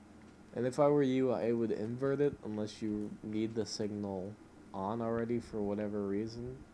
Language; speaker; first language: English; native; English